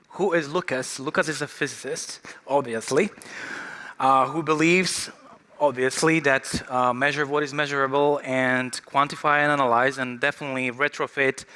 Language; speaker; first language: English; non-native, fluent; Slovak